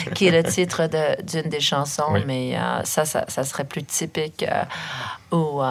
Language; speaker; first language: French; early bilingual, other home language; English